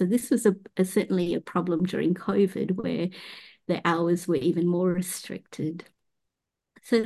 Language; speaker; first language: English; native; English